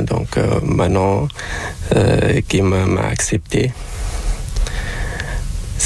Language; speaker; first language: French; non-native, local second language; Arabic